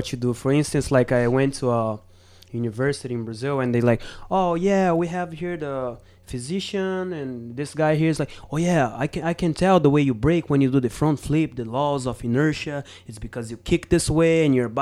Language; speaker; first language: English; non-native, fluent; Portuguese